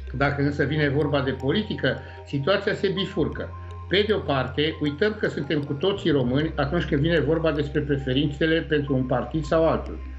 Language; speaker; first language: Romanian; native; Romanian